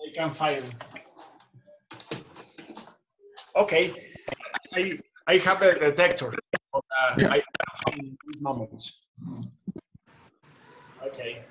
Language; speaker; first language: English; non-native, learner; Spanish